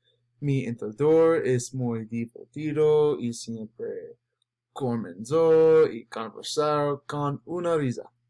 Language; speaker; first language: Spanish; non-native, learner; English